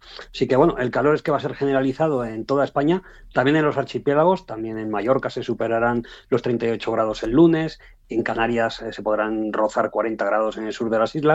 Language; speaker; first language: Spanish; native; Spanish